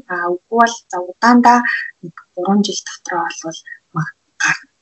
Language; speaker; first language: Mongolian; native; Mongolian